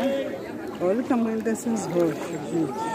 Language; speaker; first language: Portuguese; native; Portuguese